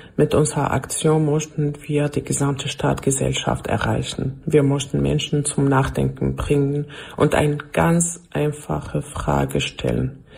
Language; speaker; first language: German; non-native, fluent; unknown